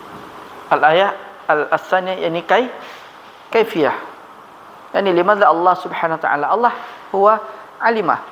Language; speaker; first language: Arabic; non-native, fluent; Indonesian